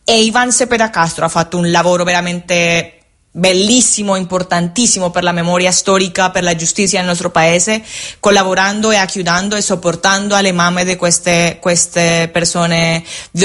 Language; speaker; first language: Italian; non-native, fluent; Spanish